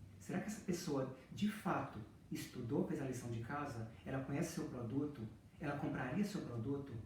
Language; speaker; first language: Portuguese; native; Portuguese